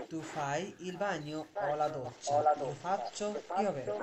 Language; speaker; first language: Italian; non-native, fluent; Bangla